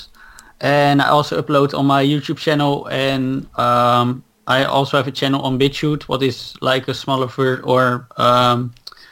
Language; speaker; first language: English; non-native, fluent; Dutch